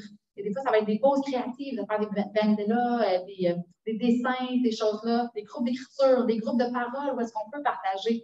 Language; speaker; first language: French; native; French